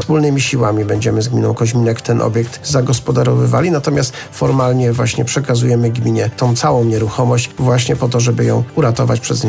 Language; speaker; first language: Polish; native; Polish